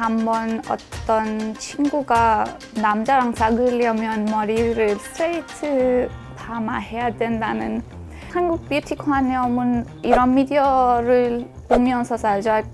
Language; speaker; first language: Korean; non-native, fluent; Persian